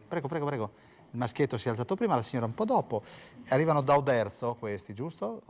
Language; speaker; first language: Italian; native; Italian